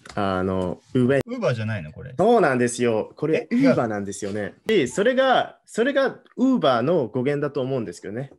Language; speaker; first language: Japanese; non-native, fluent; German